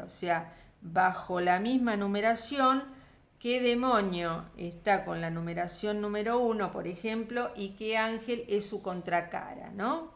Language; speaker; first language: Spanish; native; Spanish